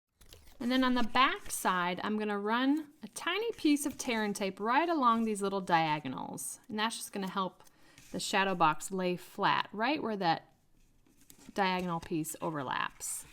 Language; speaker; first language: English; native; English